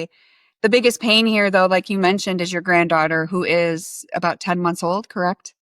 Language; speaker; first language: English; native; English